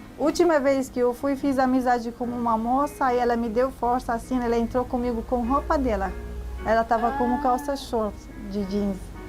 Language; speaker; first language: Portuguese; non-native, learner; Arabic